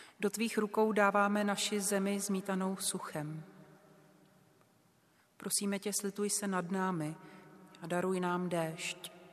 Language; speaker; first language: Czech; native; Czech